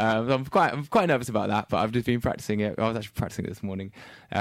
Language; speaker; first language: English; native; English